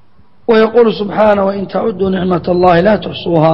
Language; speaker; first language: Arabic; native; Arabic